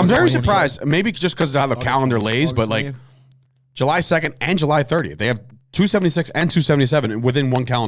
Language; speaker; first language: English; native; English